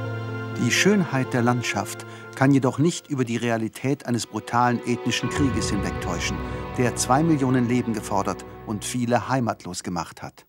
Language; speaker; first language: German; native; German